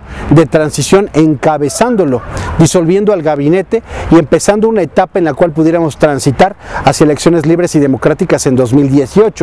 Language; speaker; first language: Spanish; native; Spanish